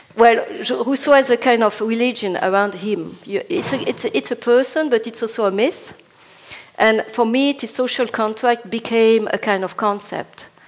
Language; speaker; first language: English; non-native, fluent; Italian